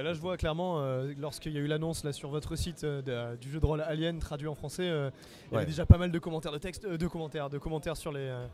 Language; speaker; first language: French; native; French